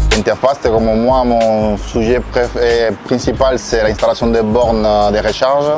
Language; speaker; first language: French; non-native, fluent; Spanish